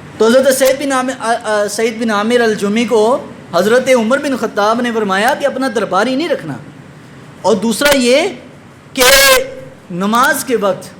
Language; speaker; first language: Urdu; non-native, local second language; Punjabi